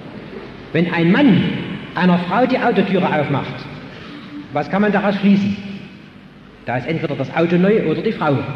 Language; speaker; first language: German; native; German